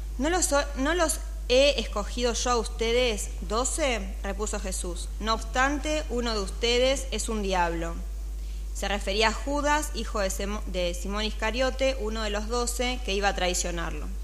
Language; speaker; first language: Spanish; native; Spanish